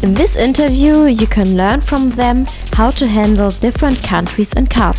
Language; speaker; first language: English; non-native, fluent; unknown